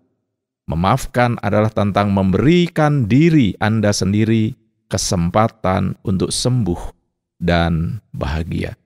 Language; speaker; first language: Indonesian; native; Indonesian